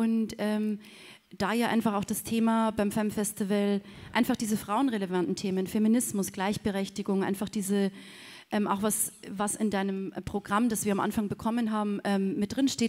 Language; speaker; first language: German; native; German